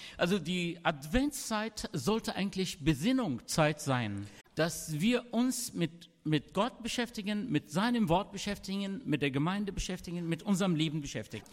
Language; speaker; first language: German; non-native, fluent; Arabic